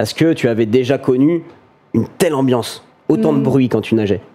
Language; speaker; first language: French; native; French